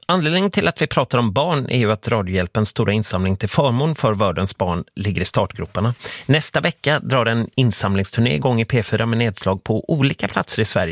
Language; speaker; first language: Swedish; native; Swedish